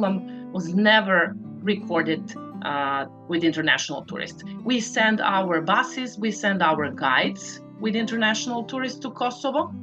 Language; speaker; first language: English; non-native, fluent; Serbian